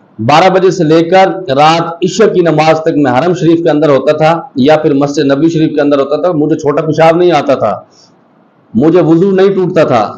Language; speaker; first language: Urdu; non-native, local second language; Pashto